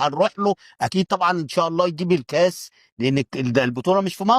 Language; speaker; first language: Arabic; native; Arabic